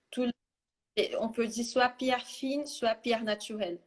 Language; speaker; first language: French; non-native, fluent; Portuguese